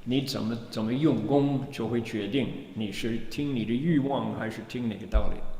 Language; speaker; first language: Chinese; non-native, fluent; English